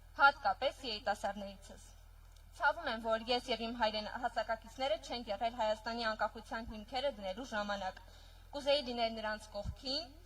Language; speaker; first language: Armenian; native; Armenian